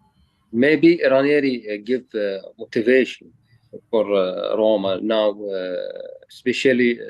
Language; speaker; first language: English; non-native, learner; Arabic